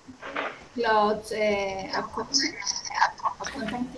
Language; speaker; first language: English; non-native, learner; Spanish